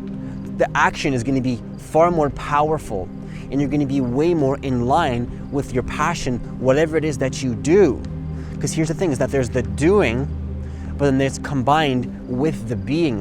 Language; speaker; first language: English; native; English